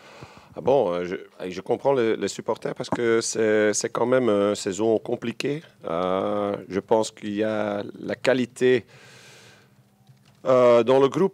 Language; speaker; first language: French; non-native, local second language; Dutch